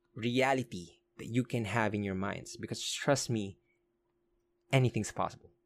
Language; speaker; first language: English; non-native, local second language; Filipino